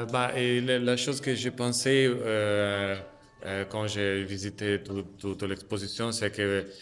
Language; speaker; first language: French; non-native, fluent; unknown